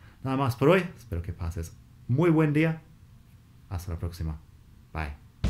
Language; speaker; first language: Spanish; non-native, fluent; English